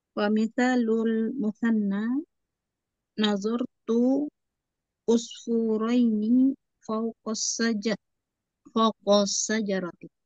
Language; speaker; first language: Arabic; non-native, learner; Indonesian